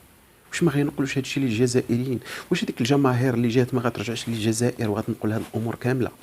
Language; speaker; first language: Arabic; native; Arabic